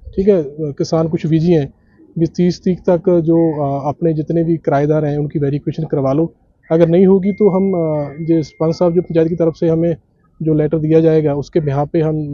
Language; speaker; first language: Hindi; non-native, local second language; Punjabi